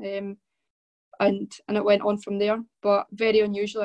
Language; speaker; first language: English; native; English